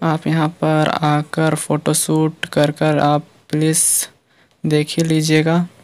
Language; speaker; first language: Hindi; native; Hindi